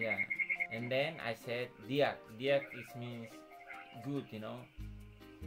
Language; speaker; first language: English; non-native, learner; Tetum